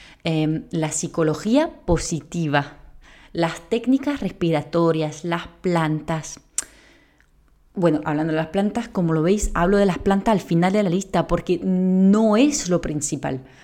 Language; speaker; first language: Spanish; non-native, fluent; French